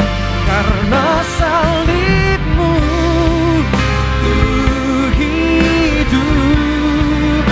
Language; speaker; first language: Indonesian; native; Indonesian